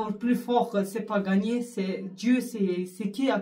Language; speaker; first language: French; non-native, learner; Arabic